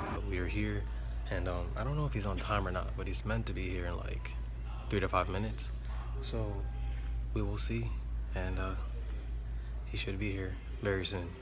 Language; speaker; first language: English; native; English